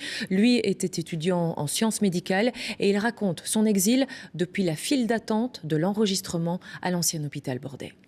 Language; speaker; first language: French; native; French